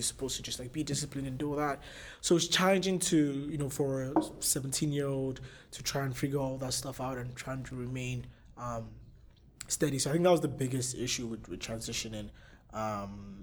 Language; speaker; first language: English; non-native, local second language; Yoruba